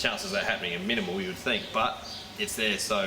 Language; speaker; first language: English; native; English